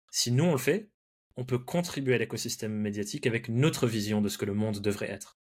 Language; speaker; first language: French; early bilingual, other home language; English